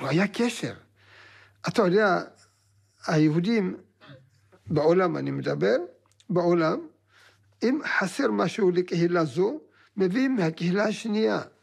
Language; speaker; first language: Hebrew; non-native, fluent; Amharic